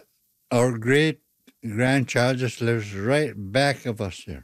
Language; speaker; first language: English; native; English